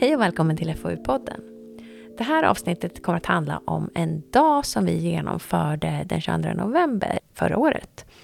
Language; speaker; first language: Swedish; native; Swedish